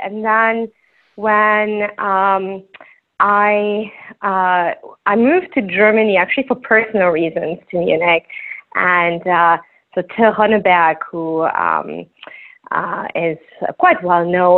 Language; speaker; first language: English; non-native, fluent; Luxembourgish